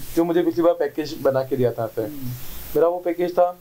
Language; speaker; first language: Hindi; native; Hindi